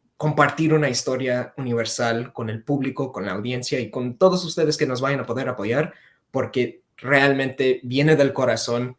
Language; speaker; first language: Spanish; early bilingual, heritage; Spanish